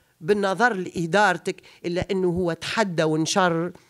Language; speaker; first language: Arabic; native; Arabic